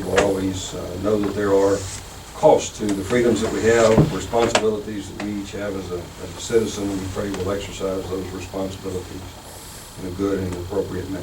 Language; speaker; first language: English; native; English